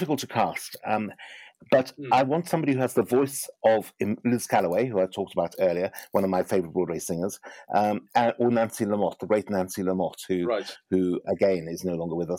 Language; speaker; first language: English; native; English